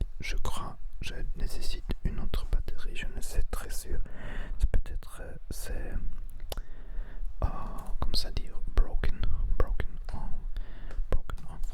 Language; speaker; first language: French; non-native, learner; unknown